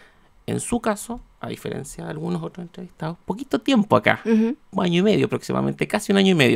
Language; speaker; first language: Spanish; native; Spanish